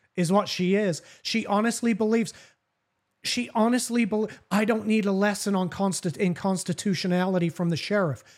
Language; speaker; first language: English; native; English